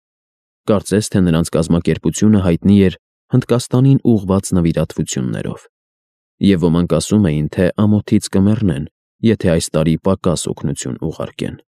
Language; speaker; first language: Armenian; native; Armenian